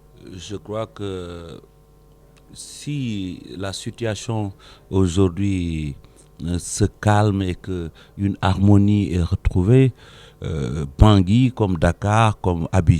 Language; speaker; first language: French; non-native, local second language; Wolof